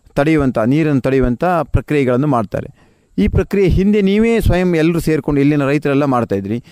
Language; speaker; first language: Kannada; native; Kannada